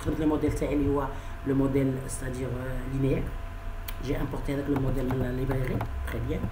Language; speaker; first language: French; non-native, local second language; Arabic